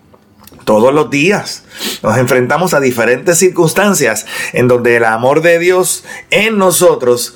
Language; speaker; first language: Spanish; native; Spanish